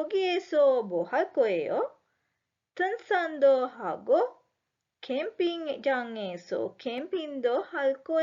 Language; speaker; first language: Korean; non-native, fluent; Sinhala